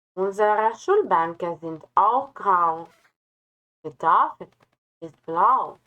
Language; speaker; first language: German; non-native, learner; Ukrainian